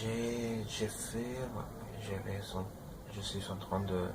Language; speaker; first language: French; non-native, learner; Spanish